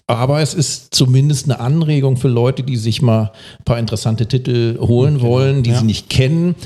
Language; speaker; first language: German; native; German